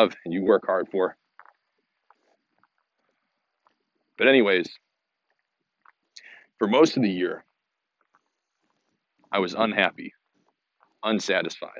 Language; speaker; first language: English; native; English